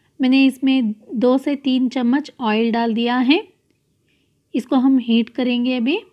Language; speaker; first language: Hindi; non-native, local second language; Kannada